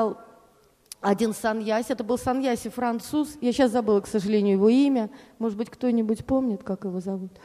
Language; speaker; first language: Russian; native; Russian